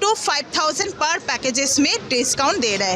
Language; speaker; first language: Hindi; non-native, local second language; Bangla